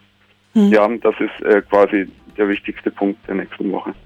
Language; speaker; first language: German; native; German